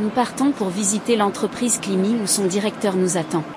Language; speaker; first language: French; native; French